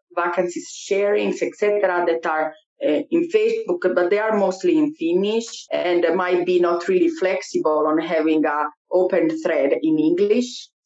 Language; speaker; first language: English; non-native, fluent; Italian